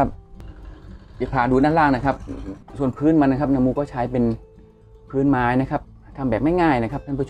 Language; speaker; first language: Thai; native; Thai